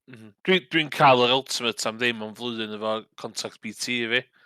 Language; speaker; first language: Welsh; native; Welsh